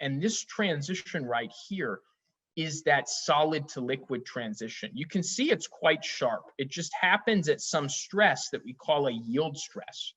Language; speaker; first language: English; native; English